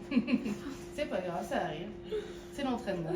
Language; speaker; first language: French; native; French